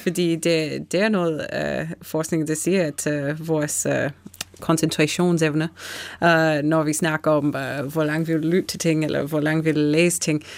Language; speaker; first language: Danish; non-native, fluent; English